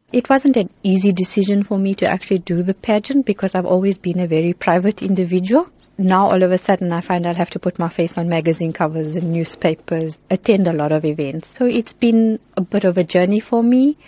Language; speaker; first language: English; native; English